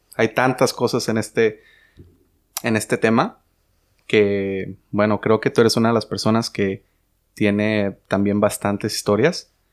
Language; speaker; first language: Spanish; native; Spanish